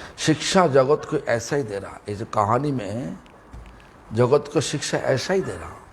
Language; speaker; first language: Hindi; non-native, local second language; Bangla